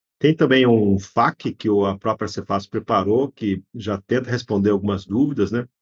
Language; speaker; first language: Portuguese; native; Portuguese